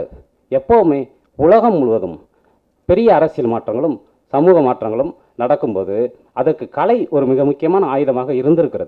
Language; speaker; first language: Tamil; native; Tamil